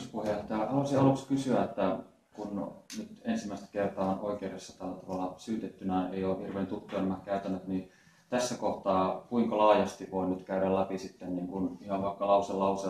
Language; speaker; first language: Finnish; native; Finnish